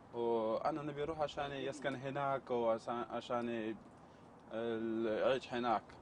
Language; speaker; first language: Arabic; non-native, learner; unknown